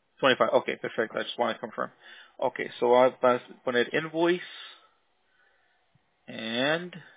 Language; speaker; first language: English; early bilingual, other home language; Spanish